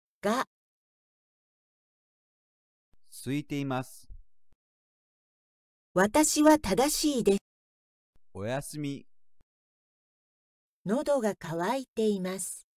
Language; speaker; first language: Japanese; non-native, learner; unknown